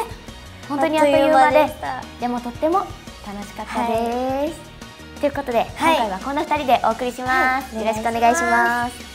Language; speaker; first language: Japanese; native; Japanese